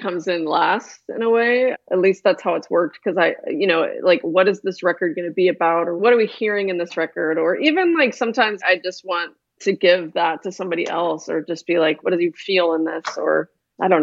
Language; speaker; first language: English; native; English